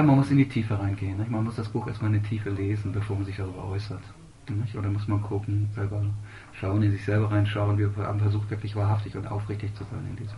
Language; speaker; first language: German; native; German